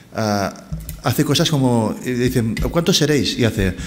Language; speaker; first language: Spanish; native; Spanish